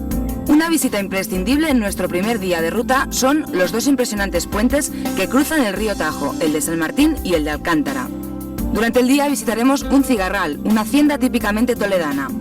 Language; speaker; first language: Spanish; native; Spanish